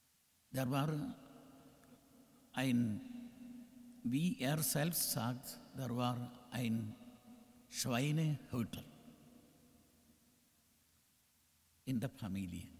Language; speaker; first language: German; non-native, learner; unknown